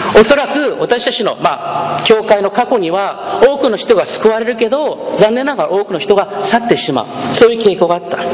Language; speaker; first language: Japanese; early bilingual, heritage; Japanese